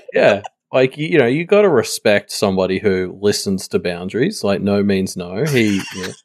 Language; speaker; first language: English; native; English